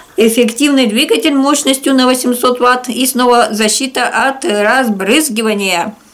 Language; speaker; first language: Russian; native; Russian